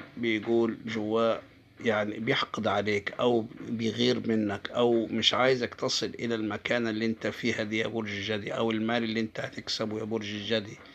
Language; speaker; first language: Arabic; native; Arabic